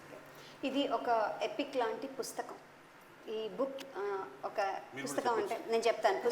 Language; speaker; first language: Telugu; native; Telugu